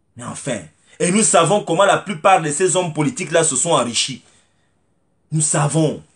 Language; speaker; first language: French; native; French